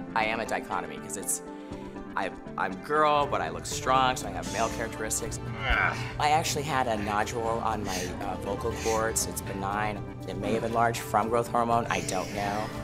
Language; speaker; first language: English; native; English